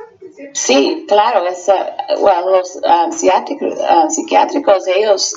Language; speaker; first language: Spanish; non-native, fluent; English